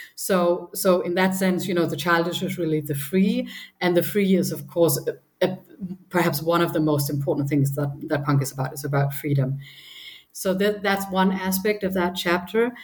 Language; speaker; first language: English; non-native, fluent; Danish